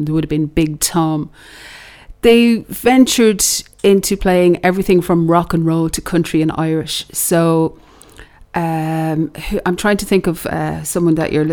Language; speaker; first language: English; native; English